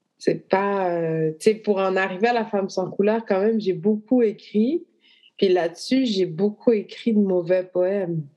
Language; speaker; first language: French; native; French